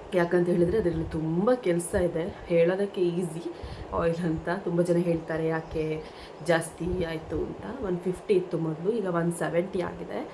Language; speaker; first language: Kannada; non-native, local second language; Tulu